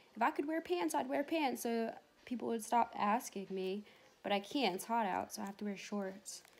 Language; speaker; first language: English; native; English